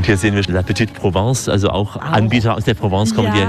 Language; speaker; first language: German; native; German